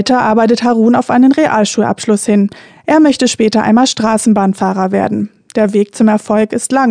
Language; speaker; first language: German; native; German